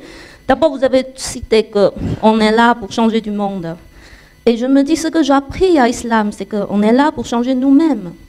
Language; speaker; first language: French; non-native, learner; Chinese